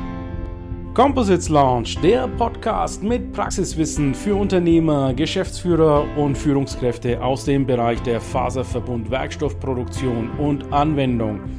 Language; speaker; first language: German; native; German